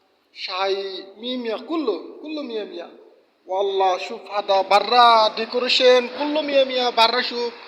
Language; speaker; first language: Arabic; non-native, learner; Bangla